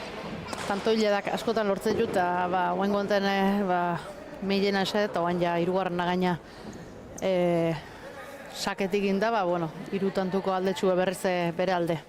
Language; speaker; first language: Basque; native; Basque